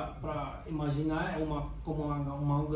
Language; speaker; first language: Portuguese; non-native, learner; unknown